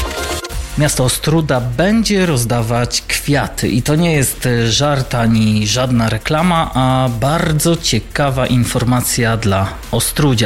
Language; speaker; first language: Polish; native; Polish